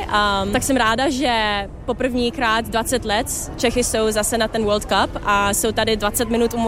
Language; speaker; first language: Czech; early bilingual, heritage; English